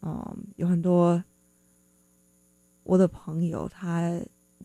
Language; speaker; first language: Chinese; non-native, fluent; English